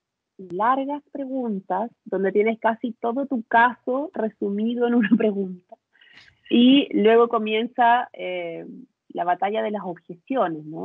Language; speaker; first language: Spanish; native; Spanish